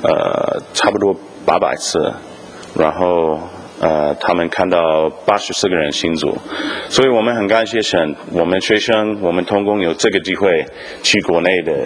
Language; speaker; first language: Chinese; non-native, fluent; English